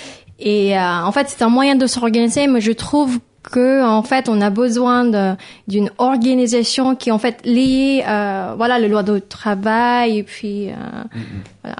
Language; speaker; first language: French; non-native, fluent; Filipino